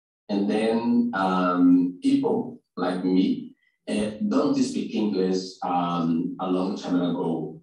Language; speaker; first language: English; non-native, learner; Portuguese